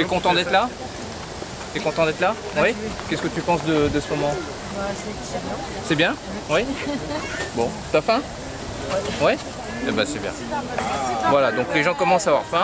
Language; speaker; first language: French; native; French